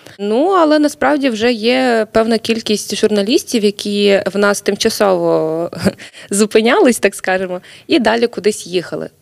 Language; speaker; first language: Ukrainian; native; Ukrainian